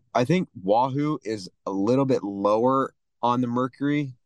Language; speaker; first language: English; native; English